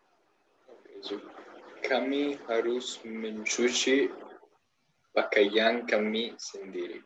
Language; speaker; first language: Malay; non-native, learner; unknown